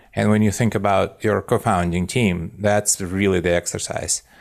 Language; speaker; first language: English; non-native, fluent; Russian